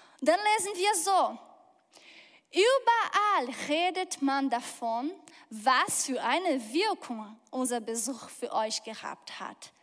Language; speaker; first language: German; non-native, fluent; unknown